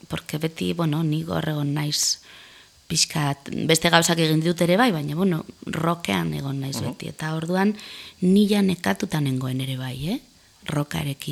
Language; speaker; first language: Basque; non-native, local second language; Spanish